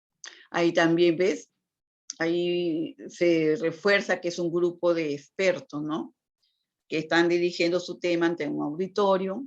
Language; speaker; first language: Spanish; native; Spanish